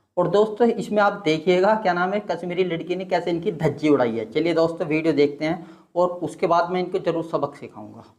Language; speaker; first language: Hindi; native; Hindi